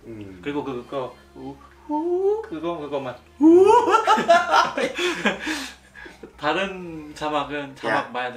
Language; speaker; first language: Korean; non-native, learner; Vietnamese